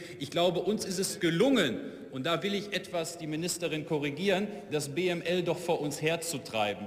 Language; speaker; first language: German; native; German